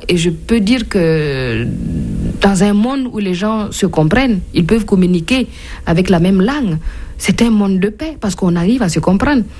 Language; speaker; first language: French; non-native, local second language; Mossi